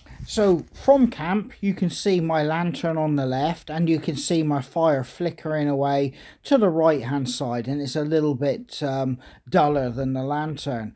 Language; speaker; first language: English; native; English